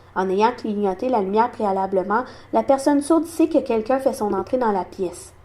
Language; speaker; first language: French; non-native, local second language; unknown